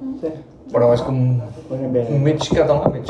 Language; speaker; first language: Catalan; non-native, learner; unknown